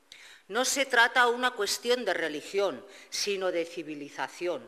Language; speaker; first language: Spanish; native; Spanish